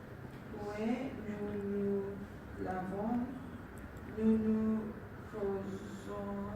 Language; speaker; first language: French; non-native, learner; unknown